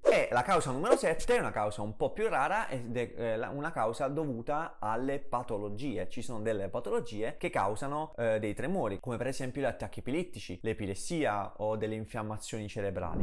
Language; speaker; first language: Italian; native; Italian